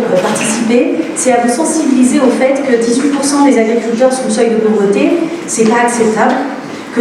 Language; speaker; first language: French; native; French